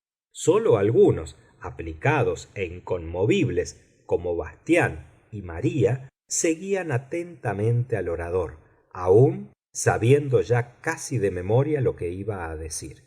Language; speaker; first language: Spanish; native; Spanish